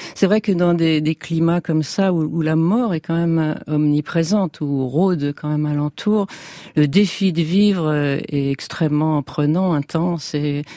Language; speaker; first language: French; native; French